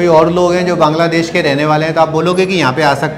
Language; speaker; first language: Hindi; native; Hindi